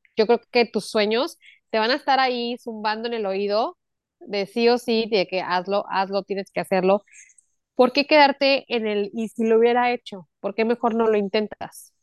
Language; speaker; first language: Spanish; native; Spanish